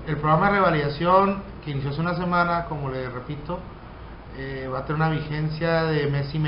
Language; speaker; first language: Spanish; native; Spanish